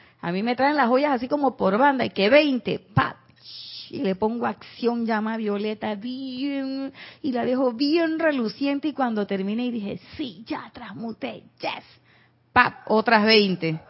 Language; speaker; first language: Spanish; native; Spanish